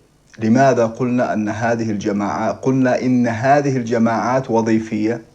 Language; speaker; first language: Arabic; native; Arabic